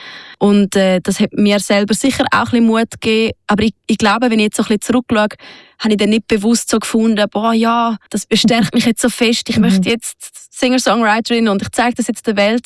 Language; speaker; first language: German; native; German